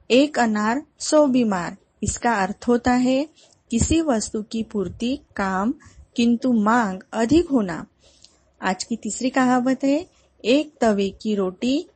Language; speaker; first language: Hindi; non-native, local second language; Marathi